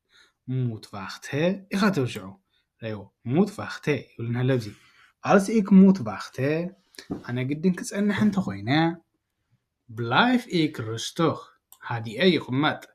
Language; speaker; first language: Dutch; non-native, learner; Tigrinya